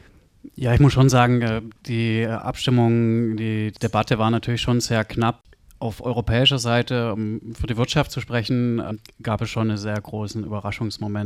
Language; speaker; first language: German; native; German